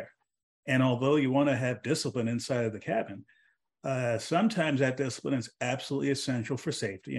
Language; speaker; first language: English; native; English